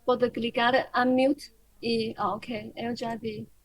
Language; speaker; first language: Portuguese; non-native, fluent; Chinese